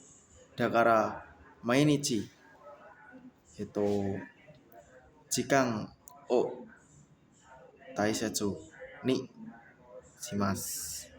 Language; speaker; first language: Japanese; non-native, learner; Indonesian